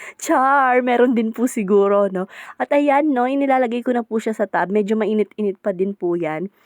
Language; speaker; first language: Filipino; native; Filipino